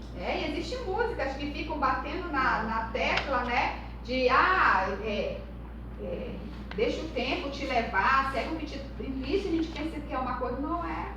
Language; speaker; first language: Portuguese; native; Portuguese